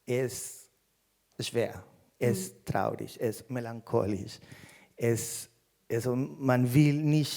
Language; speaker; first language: German; non-native, fluent; Spanish